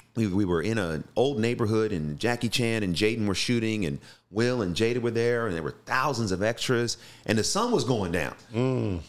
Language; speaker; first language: English; native; English